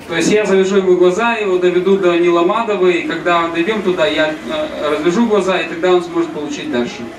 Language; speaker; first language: Russian; native; Russian